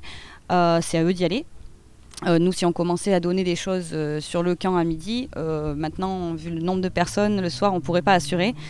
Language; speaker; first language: French; native; French